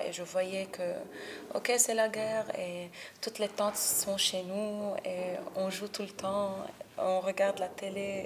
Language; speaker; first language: French; non-native, local second language; Arabic